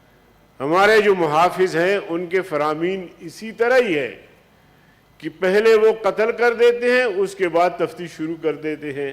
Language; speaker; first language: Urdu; non-native, local second language; Brahui